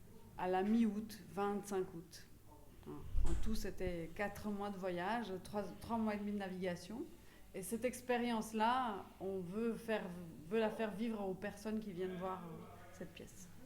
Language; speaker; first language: French; non-native, fluent; Romanian